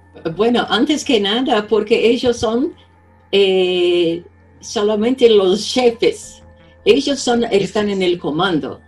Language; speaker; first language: Spanish; non-native, fluent; Portuguese